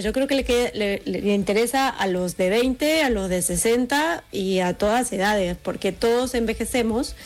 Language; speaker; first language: Spanish; native; Spanish